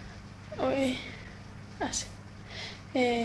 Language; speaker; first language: French; non-native, learner; Swedish